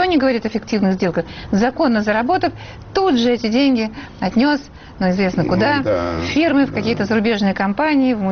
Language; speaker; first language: Russian; native; Russian